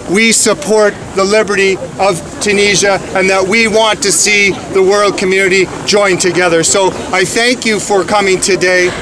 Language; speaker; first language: English; native; English